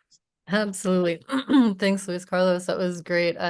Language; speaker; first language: English; native; English